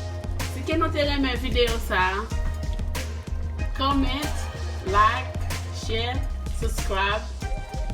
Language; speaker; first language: French; non-native, learner; Haitian Creole